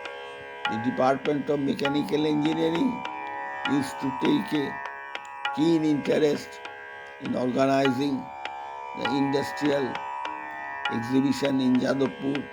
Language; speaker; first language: English; non-native, local second language; Bangla